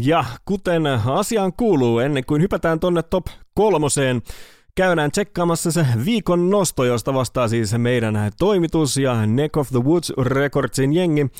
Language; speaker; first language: Finnish; native; Finnish